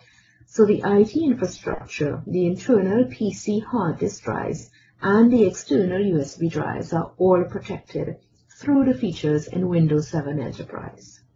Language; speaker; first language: English; native; English